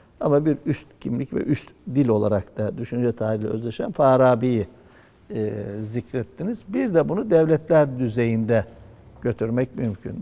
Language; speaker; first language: Turkish; native; Turkish